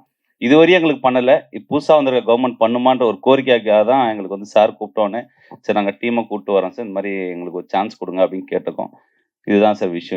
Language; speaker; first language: Tamil; native; Tamil